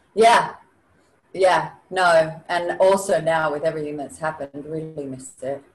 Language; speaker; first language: English; native; English